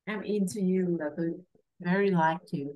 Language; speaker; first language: English; non-native, fluent; Vietnamese